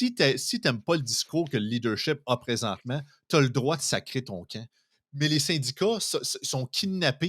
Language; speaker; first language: French; native; French